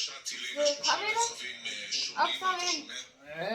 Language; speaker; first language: Hebrew; non-native, learner; Gujarati